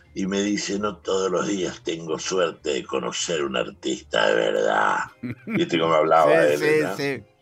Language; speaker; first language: Spanish; native; Spanish